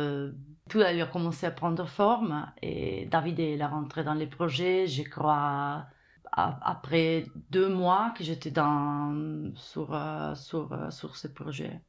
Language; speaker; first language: French; non-native, fluent; Italian